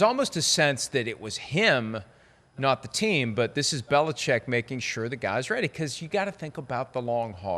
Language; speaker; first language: English; native; English